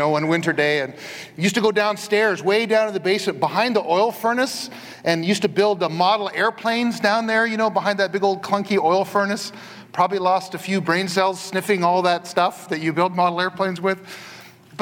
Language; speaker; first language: English; native; English